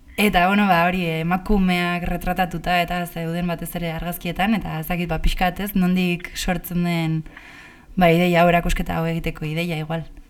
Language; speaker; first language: Basque; native; Basque